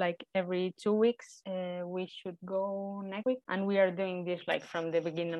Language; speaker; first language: English; non-native, fluent; Spanish